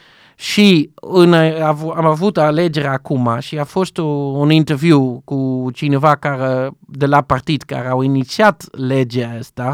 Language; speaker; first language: Romanian; non-native, learner; Dutch